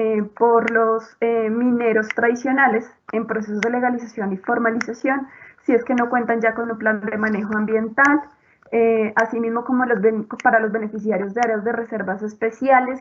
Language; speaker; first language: Spanish; native; Spanish